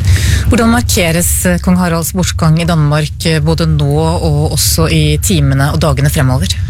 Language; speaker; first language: Norwegian; native; Norwegian